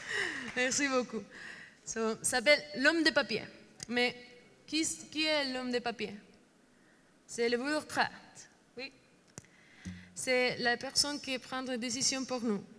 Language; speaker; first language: French; non-native, learner; Spanish